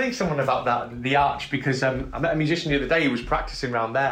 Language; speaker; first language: English; native; English